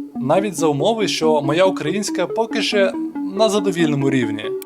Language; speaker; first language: Ukrainian; non-native, local second language; Russian